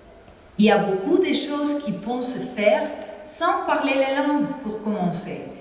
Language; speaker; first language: French; non-native, fluent; Spanish